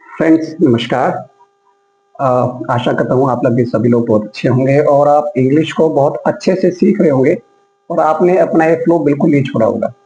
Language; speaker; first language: Hindi; native; Hindi